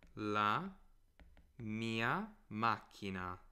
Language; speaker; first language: Italian; non-native, fluent; English